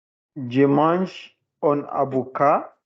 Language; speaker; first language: French; non-native, learner; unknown